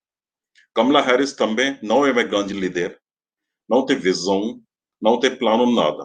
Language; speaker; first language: Portuguese; non-native, fluent; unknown